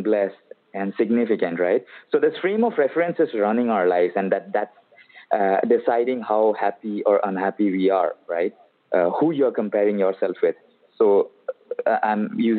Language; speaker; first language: English; non-native, local second language; Assamese